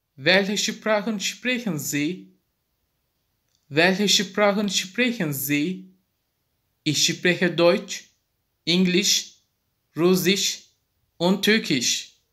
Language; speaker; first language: German; non-native, fluent; Turkish